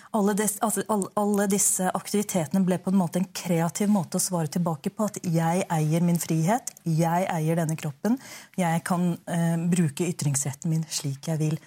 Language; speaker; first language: Norwegian; early bilingual, other home language; Urdu